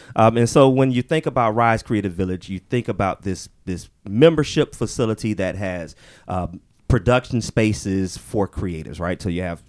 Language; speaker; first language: English; native; English